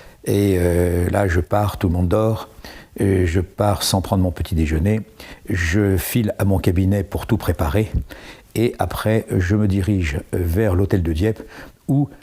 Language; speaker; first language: French; native; French